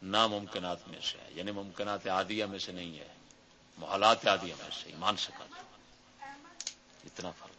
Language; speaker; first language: Urdu; non-native, local second language; Punjabi